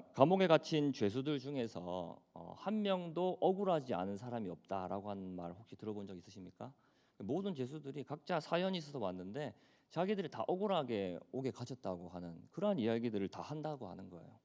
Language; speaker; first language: Korean; native; Korean